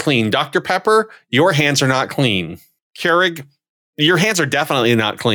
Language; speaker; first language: English; native; English